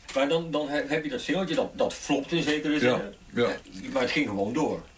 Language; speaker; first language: Dutch; native; Dutch